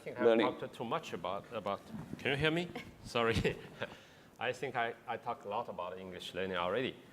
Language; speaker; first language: English; non-native, fluent; Chinese